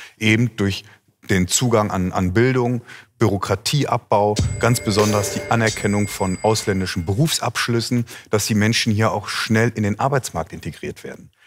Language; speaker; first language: German; native; German